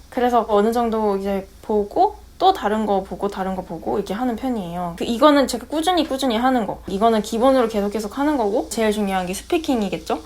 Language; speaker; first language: Korean; native; Korean